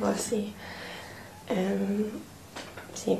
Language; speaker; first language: Spanish; non-native, fluent; English